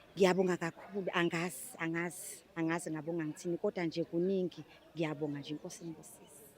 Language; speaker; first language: Zulu; native; Zulu